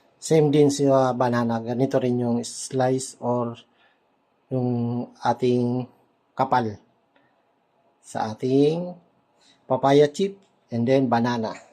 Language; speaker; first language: Filipino; non-native, local second language; Bikol